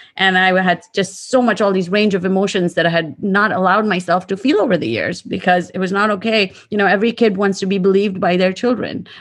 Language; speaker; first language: English; non-native, local second language; Gujarati